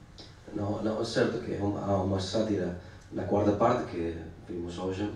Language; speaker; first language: Portuguese; non-native, fluent; Spanish